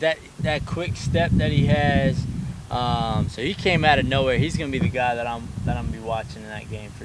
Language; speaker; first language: English; native; English